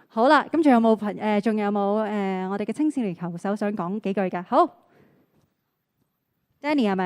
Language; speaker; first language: Cantonese; native; Cantonese